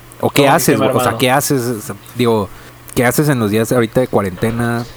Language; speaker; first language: Spanish; native; Spanish